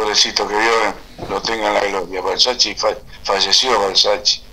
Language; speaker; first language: Spanish; native; Spanish